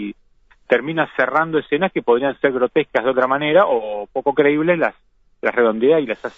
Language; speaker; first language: Spanish; native; Spanish